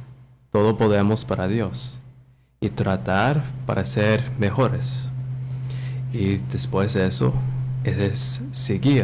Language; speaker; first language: Spanish; non-native, learner; English